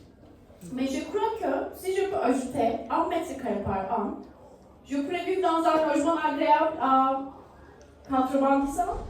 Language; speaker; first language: French; non-native, learner; Turkish